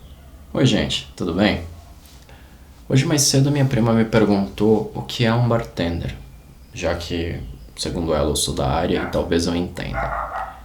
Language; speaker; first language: Portuguese; native; Portuguese